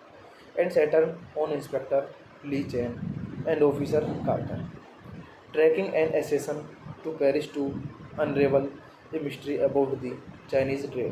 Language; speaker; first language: English; non-native, learner; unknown